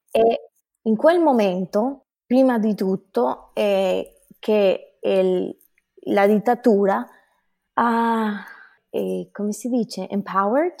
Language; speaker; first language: Italian; non-native, fluent; Spanish